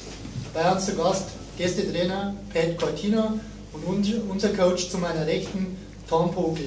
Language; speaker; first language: German; native; German